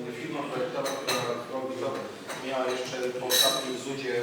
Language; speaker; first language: Polish; native; Polish